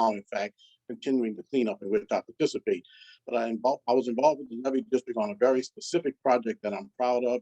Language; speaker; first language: English; native; English